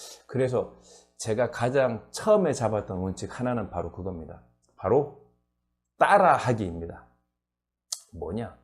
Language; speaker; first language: Korean; native; Korean